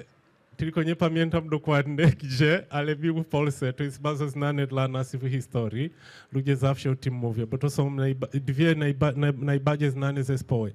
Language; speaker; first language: Polish; non-native, fluent; Swahili